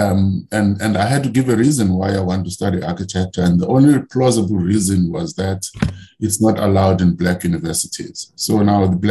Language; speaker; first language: English; non-native, local second language; Xhosa